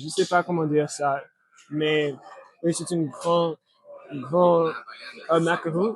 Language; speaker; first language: French; non-native, learner; English